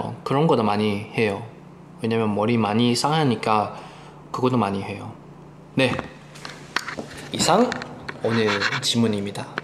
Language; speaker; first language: Korean; non-native, fluent; Chinese